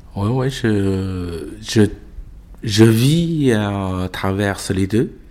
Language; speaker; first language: French; non-native, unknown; Chinese